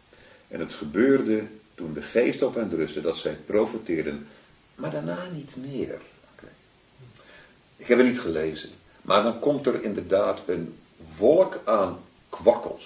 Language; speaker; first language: Dutch; native; Dutch